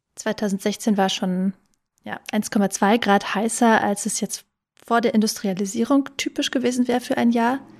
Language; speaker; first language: German; native; German